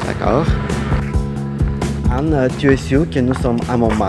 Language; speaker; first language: French; non-native, learner; Russian